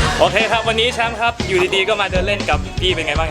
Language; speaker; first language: Thai; native; Thai